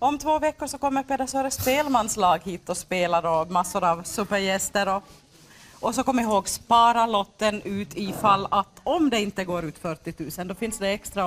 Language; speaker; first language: Swedish; native; Swedish